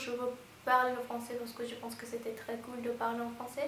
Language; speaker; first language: French; non-native, fluent; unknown